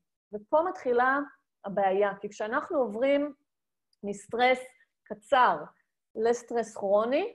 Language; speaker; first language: Hebrew; native; Hebrew